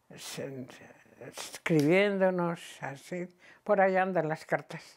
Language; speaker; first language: Spanish; native; Spanish